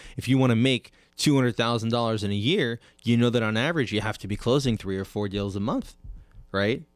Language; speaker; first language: English; native; English